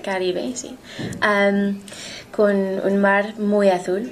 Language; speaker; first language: Spanish; non-native, learner; English